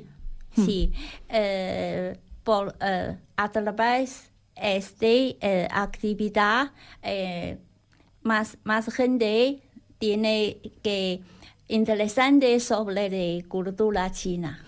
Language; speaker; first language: Spanish; non-native, learner; Chinese